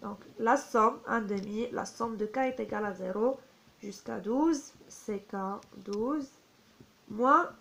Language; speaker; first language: French; non-native, local second language; Arabic